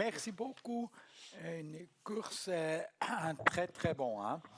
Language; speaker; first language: French; non-native, local second language; German